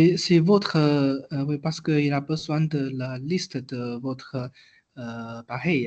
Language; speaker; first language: French; non-native, learner; Chinese